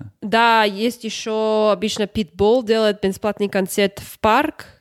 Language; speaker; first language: Russian; non-native, learner; English